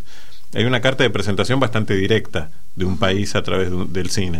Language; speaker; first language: Spanish; native; Spanish